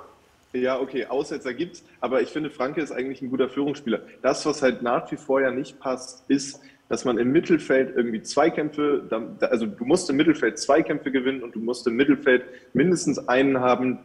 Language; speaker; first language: German; native; German